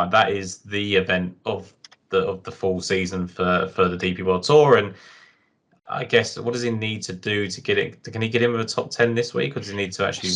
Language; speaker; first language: English; native; English